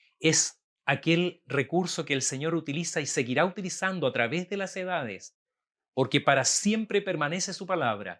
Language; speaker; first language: Spanish; native; Spanish